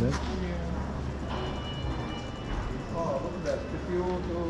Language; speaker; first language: English; non-native, learner; Portuguese